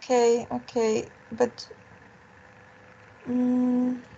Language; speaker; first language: English; non-native, fluent; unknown